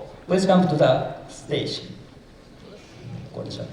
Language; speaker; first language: English; non-native, fluent; Japanese